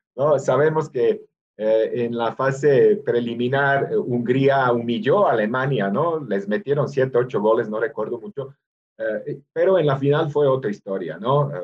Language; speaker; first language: Spanish; non-native, fluent; Serbian